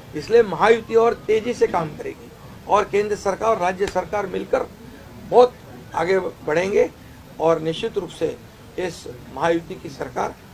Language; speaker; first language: Hindi; non-native, local second language; Marathi